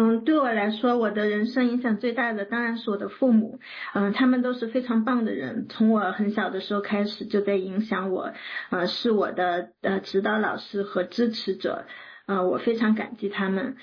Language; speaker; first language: Chinese; native; Chinese